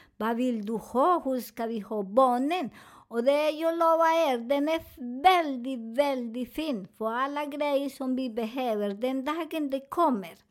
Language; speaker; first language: Swedish; non-native, learner; Spanish